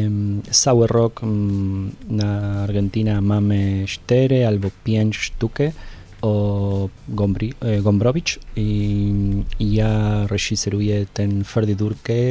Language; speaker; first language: Polish; non-native, learner; Spanish